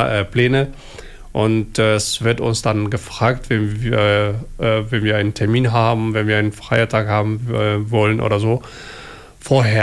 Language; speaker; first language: German; non-native, learner; Somali